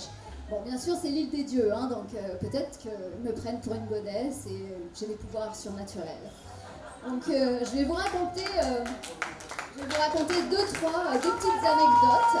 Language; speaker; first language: French; native; French